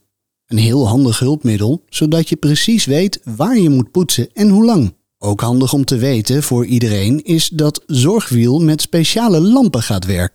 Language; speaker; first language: Dutch; native; Dutch